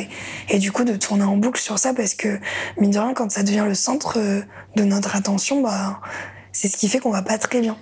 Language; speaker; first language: French; native; French